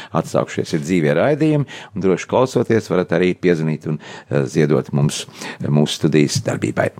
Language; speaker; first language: Latvian; native; Latvian